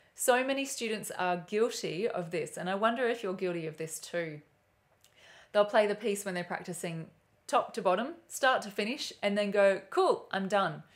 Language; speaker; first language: English; native; English